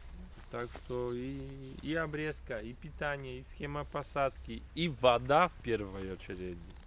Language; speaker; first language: Russian; non-native, fluent; Polish